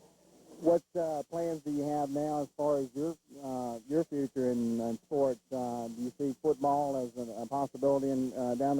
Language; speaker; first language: English; native; English